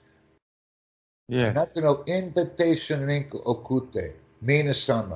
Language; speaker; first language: Japanese; non-native, learner; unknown